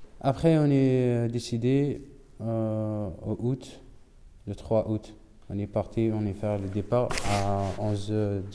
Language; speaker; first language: French; non-native, local second language; Arabic